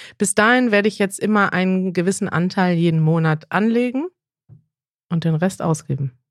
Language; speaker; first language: German; native; German